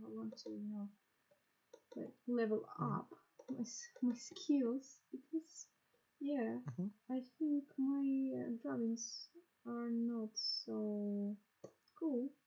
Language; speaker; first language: English; non-native, learner; Russian